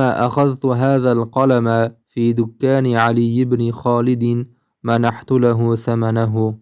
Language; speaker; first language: Arabic; non-native, fluent; Uzbek